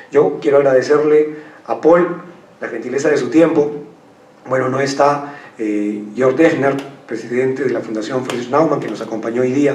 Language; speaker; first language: Spanish; native; Spanish